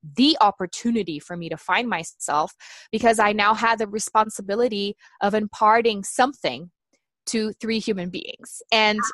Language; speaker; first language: English; non-native, fluent; Portuguese